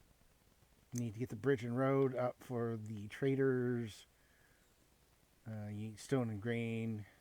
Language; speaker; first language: English; native; English